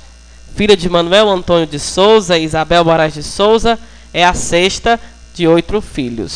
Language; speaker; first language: Portuguese; native; Portuguese